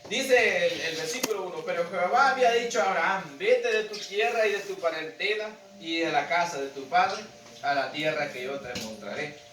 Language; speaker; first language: Spanish; native; Spanish